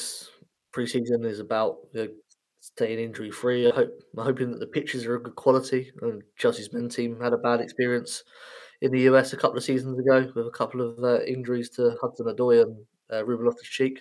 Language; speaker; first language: English; native; English